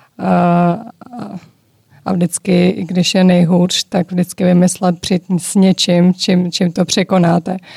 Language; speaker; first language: Czech; early bilingual, other home language; Georgian